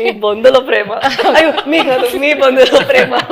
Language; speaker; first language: Telugu; non-native, fluent; Tamil